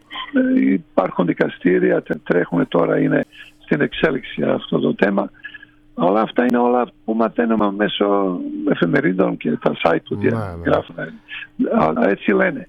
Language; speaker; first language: Greek; non-native, fluent; Serbian